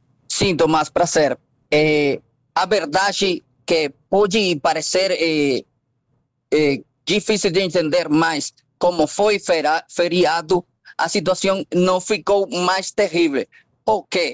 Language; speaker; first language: Portuguese; non-native, fluent; Spanish